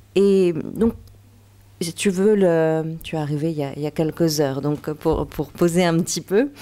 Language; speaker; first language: French; native; French